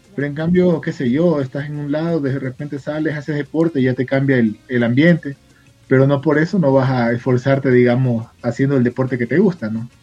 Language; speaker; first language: Spanish; native; Spanish